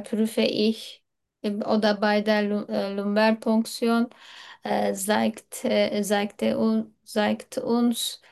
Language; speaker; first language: German; non-native, learner; Turkish